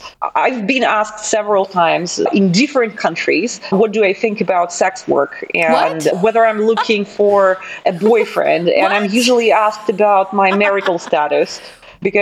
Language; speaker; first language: English; non-native, fluent; Russian